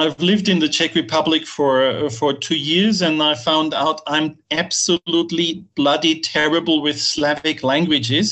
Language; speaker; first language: English; non-native, fluent; German